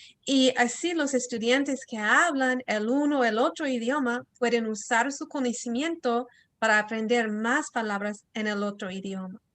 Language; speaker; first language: Spanish; early bilingual, heritage; Spanish